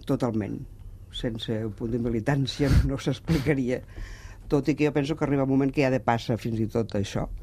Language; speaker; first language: Catalan; native; Catalan